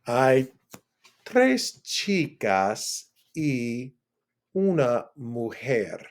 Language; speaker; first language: Spanish; non-native, learner; English